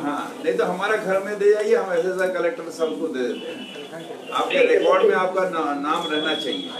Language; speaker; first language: Hindi; non-native, local second language; Bangla